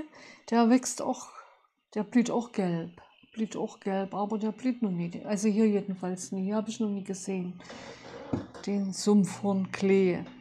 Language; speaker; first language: German; native; German